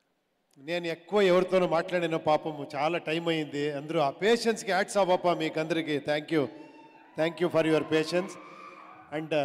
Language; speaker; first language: Telugu; non-native, local second language; Kannada